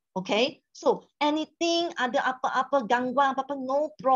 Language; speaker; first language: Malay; non-native, local second language; Chinese